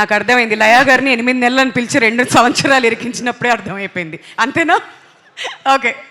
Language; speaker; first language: Telugu; native; Telugu